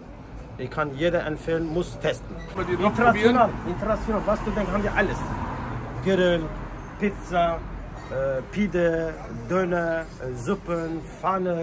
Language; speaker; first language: German; non-native, learner; Turkish